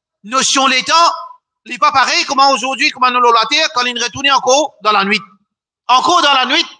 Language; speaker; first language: French; non-native, local second language; Morisyen